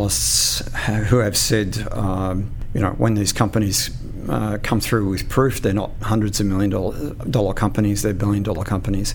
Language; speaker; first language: English; native; English